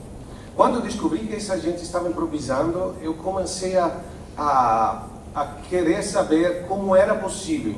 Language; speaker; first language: Portuguese; non-native, fluent; Italian